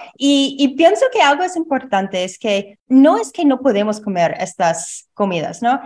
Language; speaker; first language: Spanish; non-native, learner; English